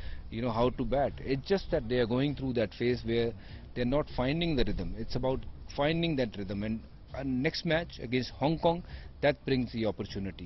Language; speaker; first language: English; non-native, local second language; Punjabi